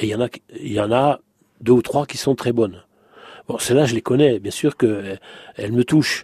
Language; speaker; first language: French; native; French